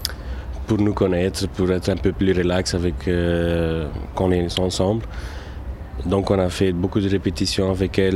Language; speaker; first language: French; non-native, local second language; Turkish